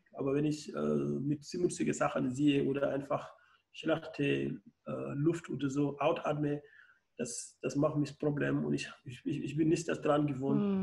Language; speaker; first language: German; non-native, learner; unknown